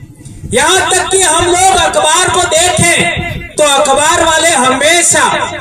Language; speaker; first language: Hindi; non-native, local second language; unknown